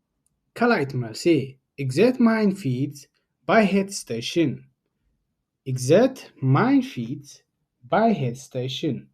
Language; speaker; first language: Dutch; non-native, fluent; Tigrinya